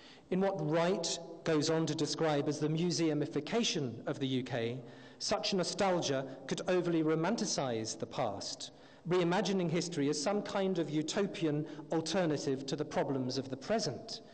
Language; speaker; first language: English; native; English